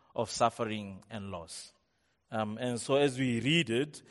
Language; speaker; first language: English; non-native, local second language; Tswana